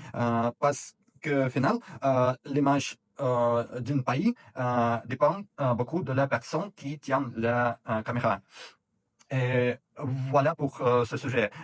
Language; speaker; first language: French; non-native, fluent; Russian